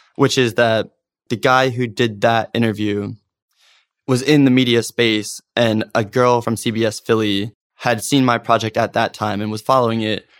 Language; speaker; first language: English; native; English